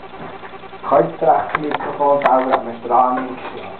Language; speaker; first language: German; native; German